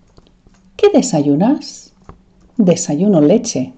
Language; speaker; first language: Spanish; non-native, fluent; English